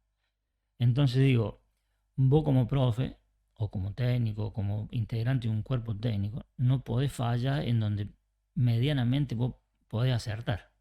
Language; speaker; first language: Spanish; native; Spanish